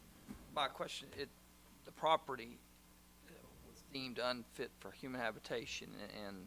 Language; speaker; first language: English; native; English